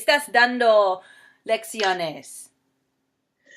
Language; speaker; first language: Spanish; non-native, fluent; English